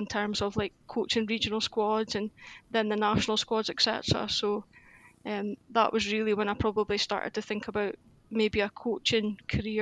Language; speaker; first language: English; native; English